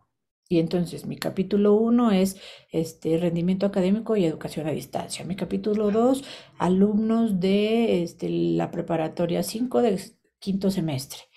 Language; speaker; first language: Spanish; native; Spanish